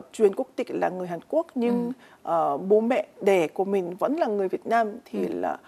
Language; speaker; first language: Vietnamese; non-native, fluent; Korean